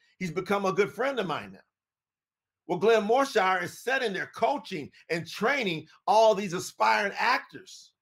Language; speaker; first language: English; native; English